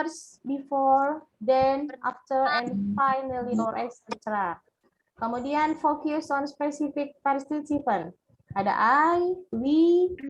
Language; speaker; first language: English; non-native, fluent; Indonesian